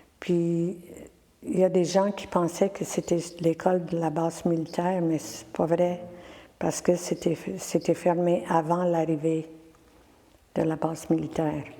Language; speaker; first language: French; non-native, local second language; English